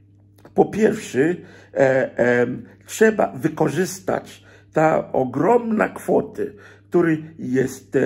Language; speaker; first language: Polish; non-native, fluent; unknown